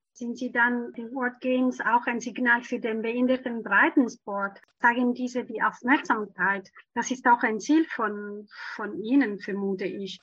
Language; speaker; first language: German; non-native, fluent; Italian